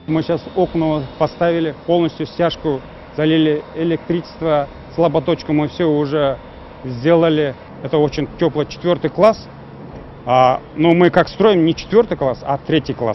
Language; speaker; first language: Russian; non-native, local second language; Kazakh